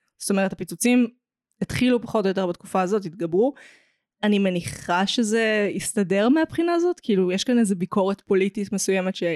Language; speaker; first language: Hebrew; native; Hebrew